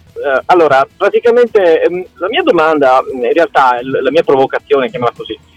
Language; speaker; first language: Italian; native; Italian